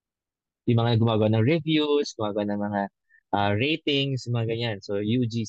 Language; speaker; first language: Filipino; native; Filipino